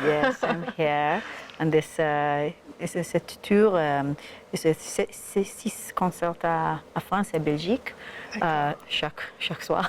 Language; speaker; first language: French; non-native, learner; Hebrew